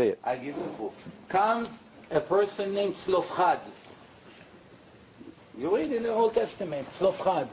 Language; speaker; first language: English; non-native, fluent; Hebrew